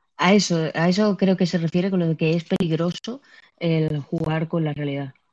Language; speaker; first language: Spanish; native; Spanish